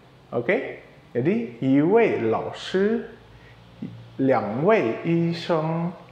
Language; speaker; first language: Chinese; non-native, fluent; Indonesian